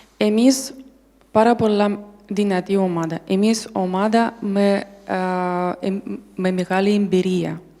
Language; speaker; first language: Greek; non-native, learner; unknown